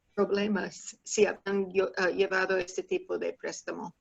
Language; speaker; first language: Spanish; non-native, fluent; English